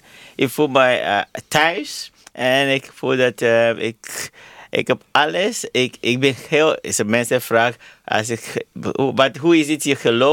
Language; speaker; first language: Dutch; non-native, learner; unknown